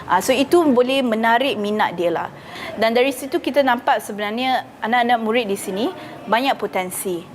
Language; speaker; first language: Malay; native; Malay